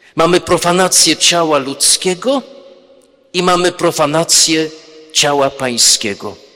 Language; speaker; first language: Polish; early bilingual, heritage; Polish